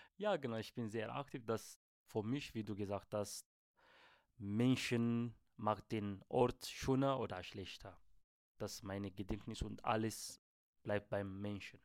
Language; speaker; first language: German; non-native, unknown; Amharic